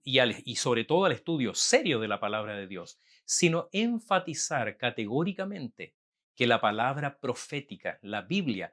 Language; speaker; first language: Spanish; native; Spanish